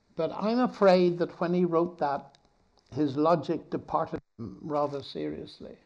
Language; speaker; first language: English; native; English